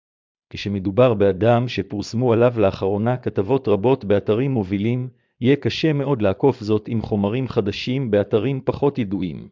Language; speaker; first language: Hebrew; native; Hebrew